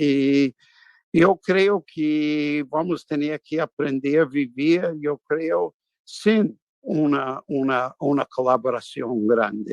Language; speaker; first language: Spanish; non-native, fluent; English